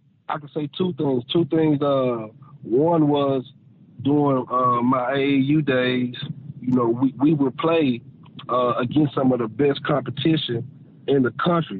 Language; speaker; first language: English; native; English